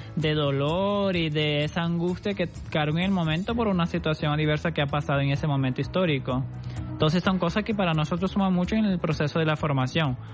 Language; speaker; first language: Spanish; non-native, fluent; Portuguese